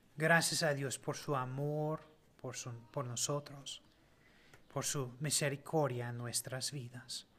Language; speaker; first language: Spanish; non-native, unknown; English